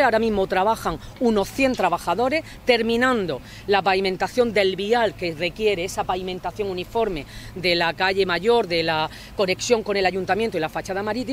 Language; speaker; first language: Spanish; native; Spanish